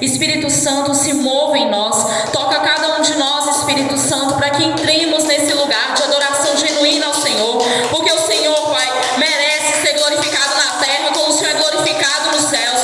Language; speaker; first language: Portuguese; native; Portuguese